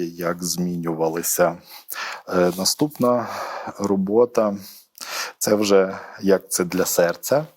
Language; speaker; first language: Ukrainian; native; Ukrainian